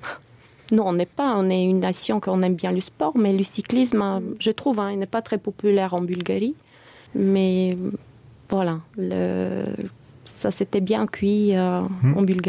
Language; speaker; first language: French; non-native, fluent; Bulgarian